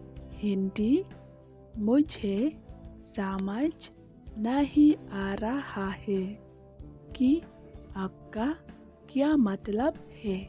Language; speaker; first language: Hindi; non-native, local second language; Khasi